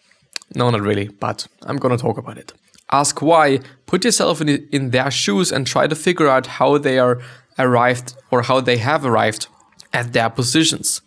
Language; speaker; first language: English; non-native, fluent; German